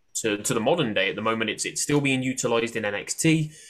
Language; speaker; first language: English; native; English